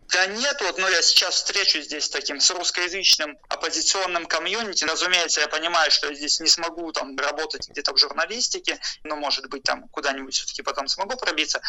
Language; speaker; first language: Russian; native; Russian